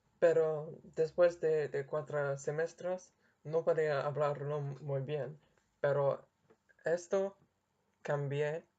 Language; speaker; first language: Spanish; non-native, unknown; English